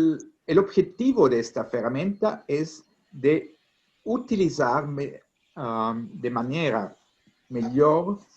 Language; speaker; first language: Spanish; non-native, fluent; Italian